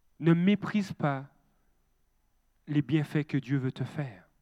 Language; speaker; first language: French; native; French